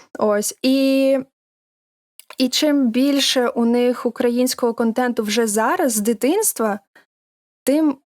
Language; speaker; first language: Ukrainian; non-native, local second language; Russian